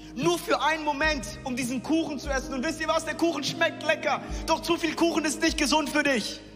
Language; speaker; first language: German; native; German